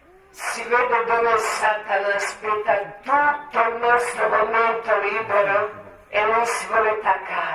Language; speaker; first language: Italian; non-native, learner; Croatian